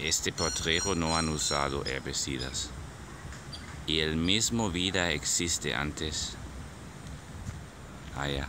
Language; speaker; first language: Spanish; non-native, learner; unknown